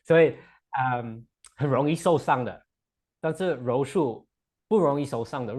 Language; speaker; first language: Chinese; non-native, fluent; English